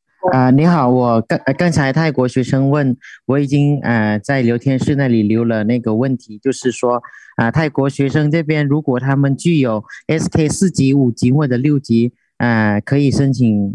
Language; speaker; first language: Chinese; non-native, fluent; Thai